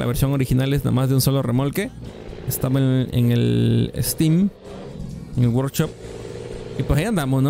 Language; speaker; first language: Spanish; native; Spanish